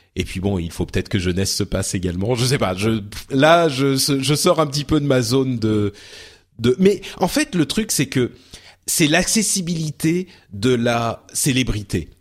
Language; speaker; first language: French; early bilingual, other home language; Arabic